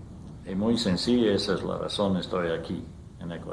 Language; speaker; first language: Spanish; non-native, learner; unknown